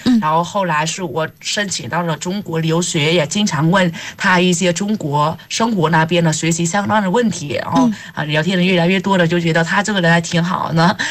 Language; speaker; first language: Chinese; non-native, fluent; Vietnamese